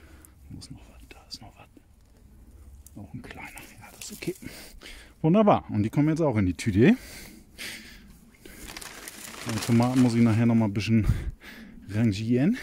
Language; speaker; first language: German; native; German